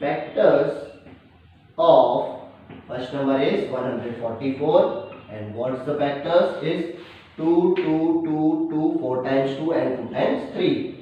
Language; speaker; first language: English; non-native, local second language; Hindi